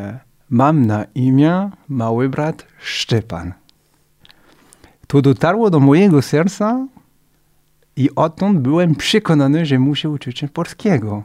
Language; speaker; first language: Polish; non-native, fluent; French